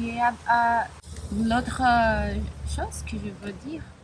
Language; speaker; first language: French; non-native, learner; Spanish